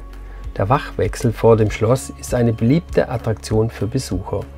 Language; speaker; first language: German; native; German